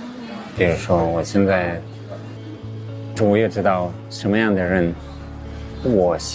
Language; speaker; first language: Chinese; early bilingual, heritage; English